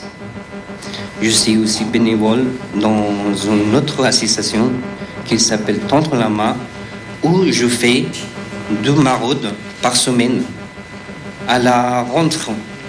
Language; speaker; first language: French; non-native, fluent; Persian